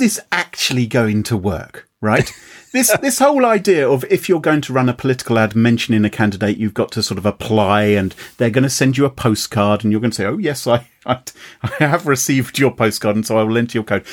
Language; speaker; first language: English; native; English